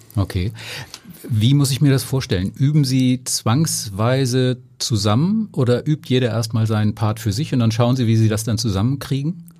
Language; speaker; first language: German; native; German